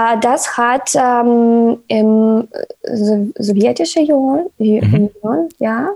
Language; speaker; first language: German; non-native, learner; Ukrainian